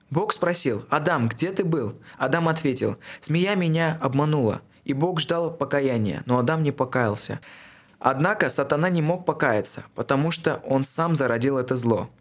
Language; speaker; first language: Russian; non-native, local second language; Armenian